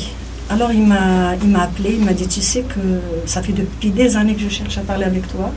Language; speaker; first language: French; non-native, local second language; Kabyle